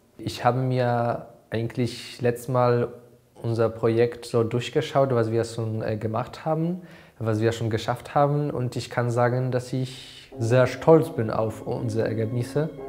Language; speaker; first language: German; non-native, fluent; Polish